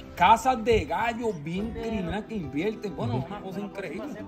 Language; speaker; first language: Spanish; early bilingual, heritage; Spanish